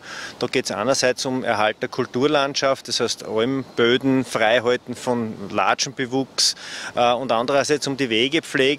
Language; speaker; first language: German; native; German